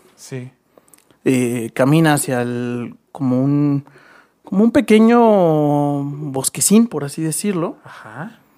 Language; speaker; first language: Spanish; native; Spanish